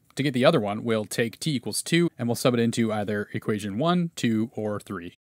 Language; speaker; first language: English; native; English